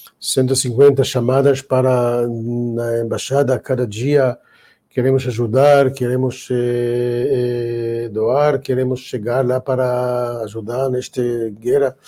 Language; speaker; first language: Portuguese; non-native, learner; Hebrew